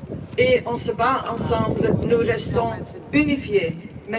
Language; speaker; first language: French; non-native, local second language; Dutch